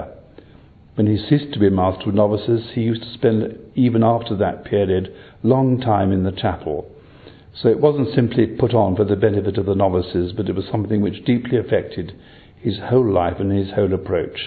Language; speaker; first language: English; native; English